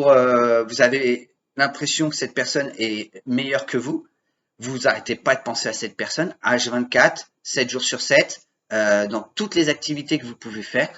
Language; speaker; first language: French; native; French